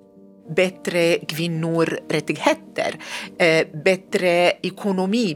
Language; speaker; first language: Swedish; non-native, learner; Arabic